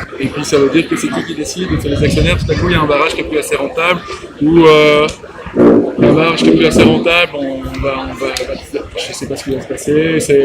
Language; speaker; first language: French; native; French